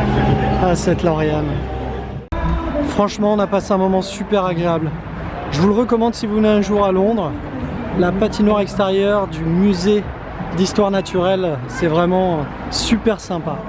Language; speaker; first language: French; native; French